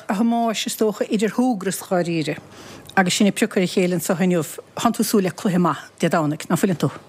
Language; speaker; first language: Irish; native; Irish